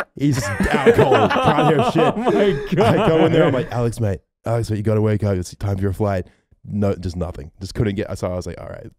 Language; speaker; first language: English; native; English